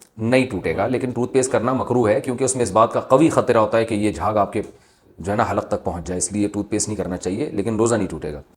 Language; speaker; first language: Urdu; native; Urdu